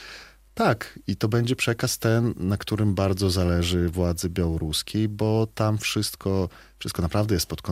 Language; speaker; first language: Polish; non-native, fluent; Belarusian